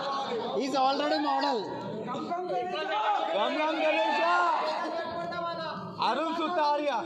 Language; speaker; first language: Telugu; non-native, learner; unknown